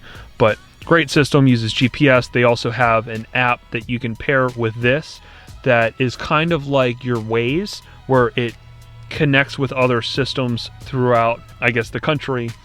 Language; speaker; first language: English; native; English